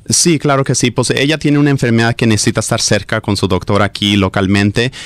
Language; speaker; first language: Spanish; early bilingual, heritage; Spanish